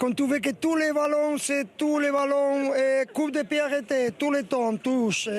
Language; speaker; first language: French; non-native, learner; Spanish